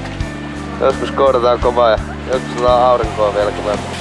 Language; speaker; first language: Finnish; native; Finnish